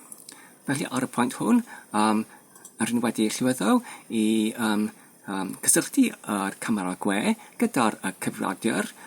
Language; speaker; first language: Welsh; non-native, fluent; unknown